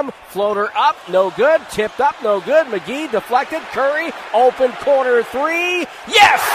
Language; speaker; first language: English; native; English